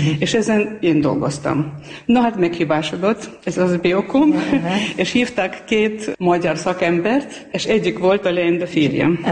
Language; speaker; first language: Hungarian; non-native, fluent; Armenian